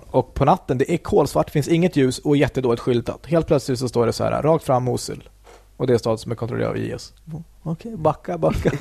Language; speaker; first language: Swedish; early bilingual, other home language; Kurdish